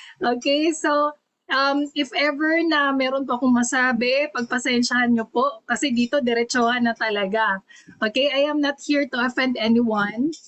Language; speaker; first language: Filipino; non-native, local second language; Cebuano